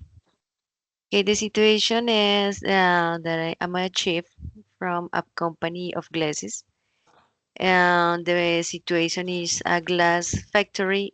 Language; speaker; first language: English; non-native, learner; Spanish